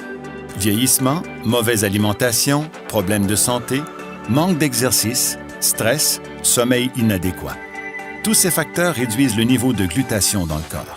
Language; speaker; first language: French; native; French